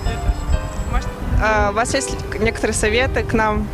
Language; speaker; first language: Russian; native; Russian